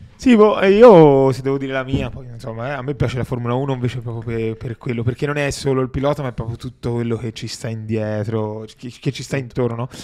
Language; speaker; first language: Italian; native; Italian